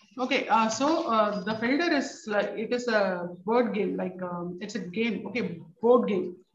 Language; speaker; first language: English; non-native, local second language; Tamil